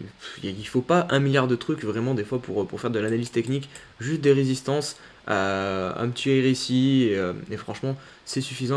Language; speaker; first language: French; native; French